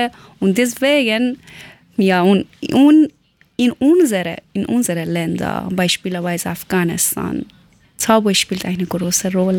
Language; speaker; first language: German; non-native, learner; Persian